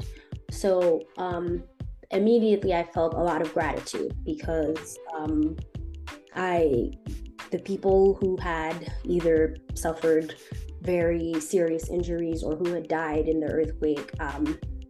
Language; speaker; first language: English; non-native, fluent; Haitian Creole